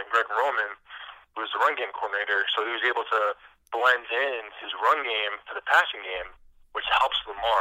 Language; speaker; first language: English; native; English